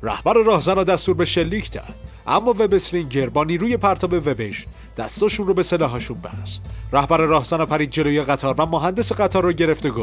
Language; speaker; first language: Persian; native; Persian